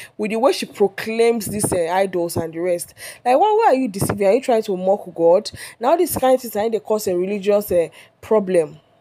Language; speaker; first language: Nigerian Pidgin; non-native, local second language; Yoruba